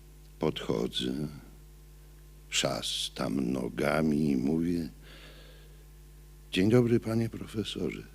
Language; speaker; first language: Polish; native; Polish